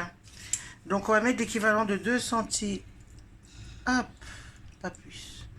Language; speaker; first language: French; native; French